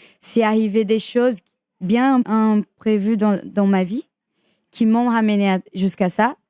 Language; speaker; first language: French; non-native, fluent; Portuguese